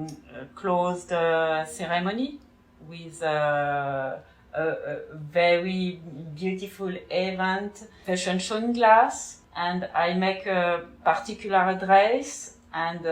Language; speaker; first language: English; non-native, learner; French